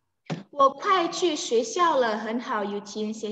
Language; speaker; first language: Chinese; non-native, fluent; Indonesian